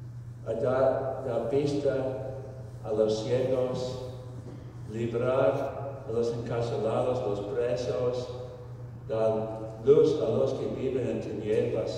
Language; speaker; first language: Spanish; non-native, fluent; English